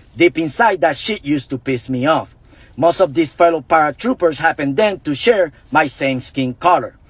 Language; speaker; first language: English; non-native, fluent; Spanish